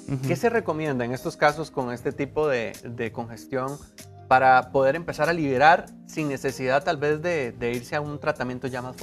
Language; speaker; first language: Spanish; native; Spanish